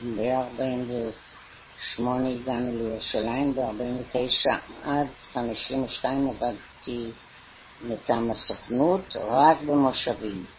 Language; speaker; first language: Hebrew; native; Hebrew